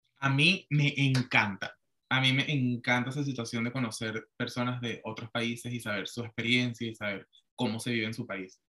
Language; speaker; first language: Spanish; native; Spanish